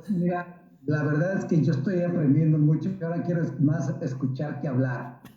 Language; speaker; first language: Spanish; native; Spanish